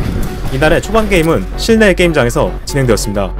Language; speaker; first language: Korean; native; Korean